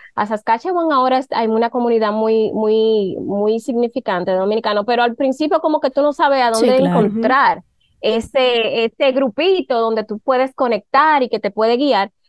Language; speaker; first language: Spanish; native; Spanish